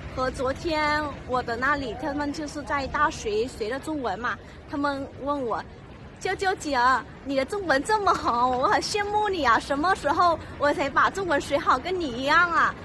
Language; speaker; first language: Chinese; non-native, learner; Vietnamese